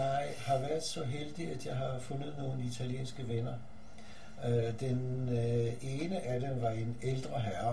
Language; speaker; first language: Danish; non-native, fluent; Polish